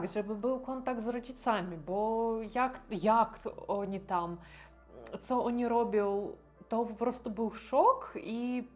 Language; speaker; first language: Polish; non-native, learner; Russian